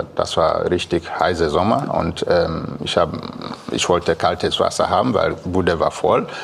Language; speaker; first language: German; non-native, fluent; Igbo